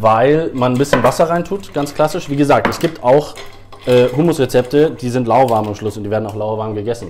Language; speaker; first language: German; native; German